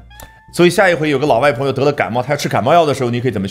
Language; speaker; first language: Chinese; native; Chinese